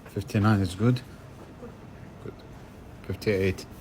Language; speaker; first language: English; non-native, learner; Arabic